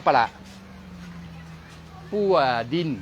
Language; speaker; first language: Thai; non-native, learner; French